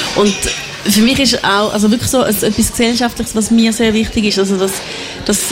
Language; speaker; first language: German; native; German